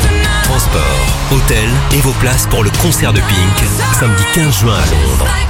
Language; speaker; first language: French; native; French